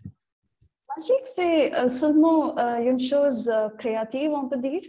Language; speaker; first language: French; non-native, learner; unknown